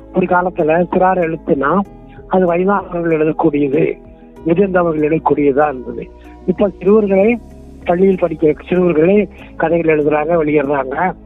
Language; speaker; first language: Tamil; non-native, local second language; Kannada